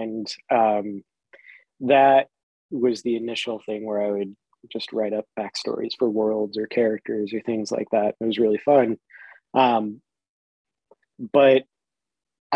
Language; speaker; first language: English; native; English